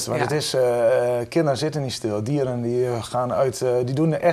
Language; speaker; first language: Dutch; native; Dutch